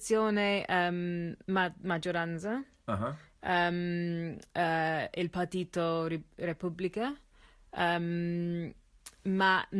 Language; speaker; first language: Italian; non-native, learner; English